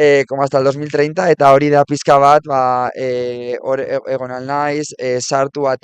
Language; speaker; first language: Basque; non-native, local second language; Spanish